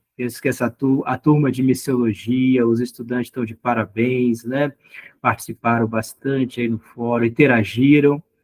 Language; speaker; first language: Portuguese; native; Portuguese